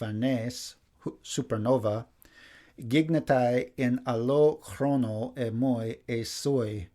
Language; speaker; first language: Greek; non-native, fluent; English